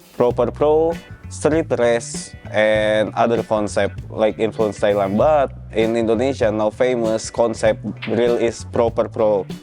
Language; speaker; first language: English; non-native, learner; Indonesian